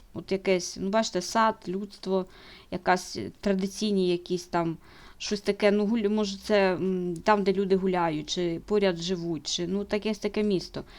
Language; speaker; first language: Ukrainian; non-native, local second language; Russian